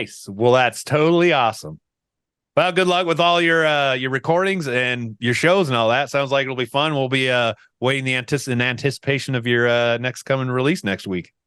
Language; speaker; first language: English; native; English